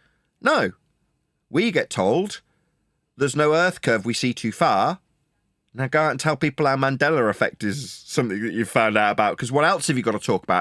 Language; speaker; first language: English; native; English